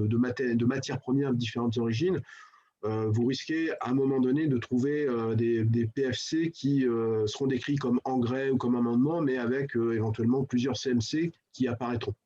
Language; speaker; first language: French; native; French